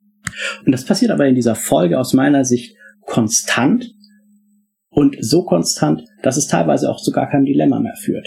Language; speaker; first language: German; native; German